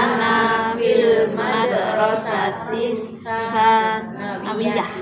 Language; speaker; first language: Arabic; non-native, learner; Indonesian